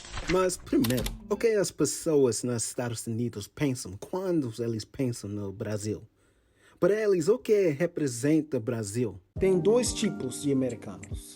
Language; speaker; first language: Portuguese; non-native, fluent; English